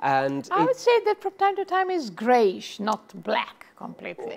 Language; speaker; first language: English; non-native, fluent; Romanian